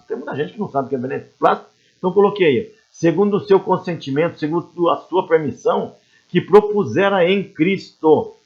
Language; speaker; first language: Portuguese; native; Portuguese